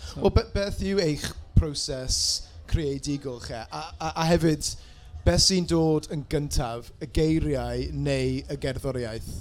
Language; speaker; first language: Welsh; non-native, local second language; English